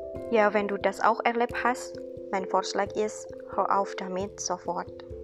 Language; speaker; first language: German; non-native, fluent; Indonesian